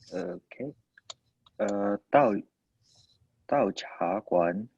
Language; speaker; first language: Chinese; non-native, learner; English